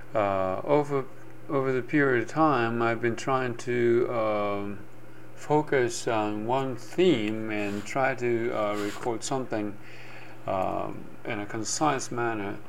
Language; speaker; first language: English; non-native, fluent; Japanese